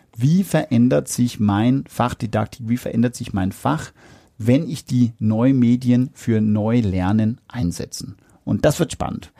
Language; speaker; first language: German; non-native, fluent; Danish